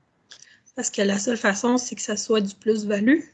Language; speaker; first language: French; native; French